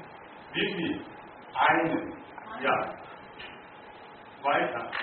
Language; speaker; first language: German; non-native, learner; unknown